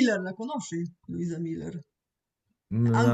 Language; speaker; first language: Italian; non-native, fluent; Bulgarian